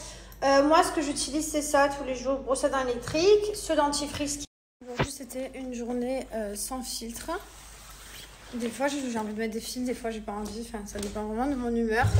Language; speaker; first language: French; native; French